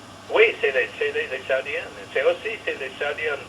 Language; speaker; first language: French; non-native, learner; English